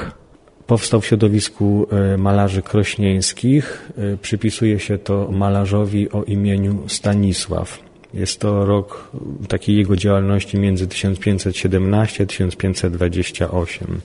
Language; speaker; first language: Polish; native; Polish